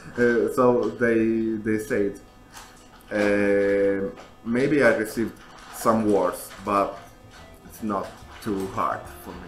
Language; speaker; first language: English; non-native, learner; Italian